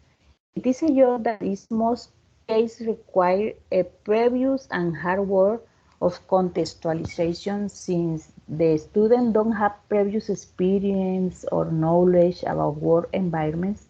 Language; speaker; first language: English; non-native, learner; Spanish